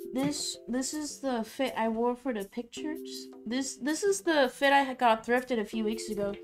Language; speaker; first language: English; native; English